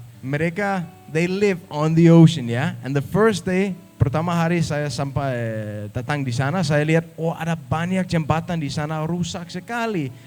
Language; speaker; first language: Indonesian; non-native, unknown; Danish